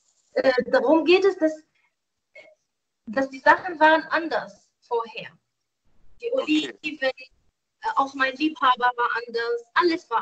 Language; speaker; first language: German; non-native, fluent; Arabic